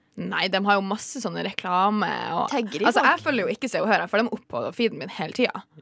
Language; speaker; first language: Norwegian; native; Norwegian